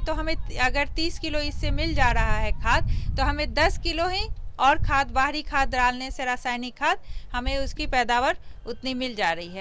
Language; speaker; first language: Hindi; native; Hindi